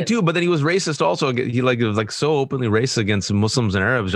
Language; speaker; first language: English; early bilingual, other home language; Urdu